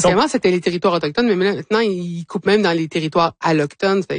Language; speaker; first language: French; native; French